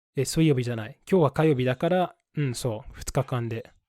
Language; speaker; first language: Japanese; non-native, fluent; English